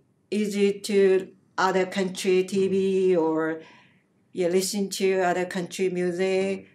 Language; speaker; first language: English; non-native, learner; Japanese